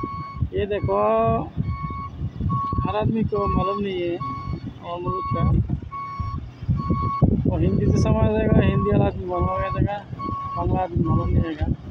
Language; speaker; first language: Hindi; non-native, learner; Bangla